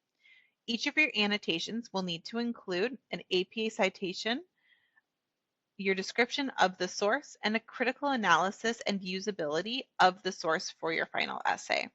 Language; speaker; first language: English; native; English